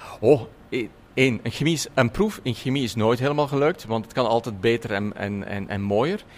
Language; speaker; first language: Dutch; native; Dutch